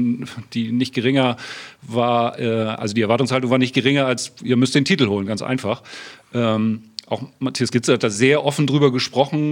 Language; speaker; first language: German; native; German